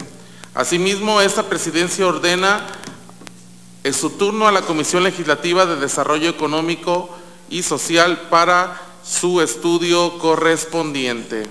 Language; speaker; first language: Spanish; native; Spanish